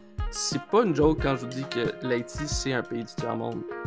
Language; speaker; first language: French; native; French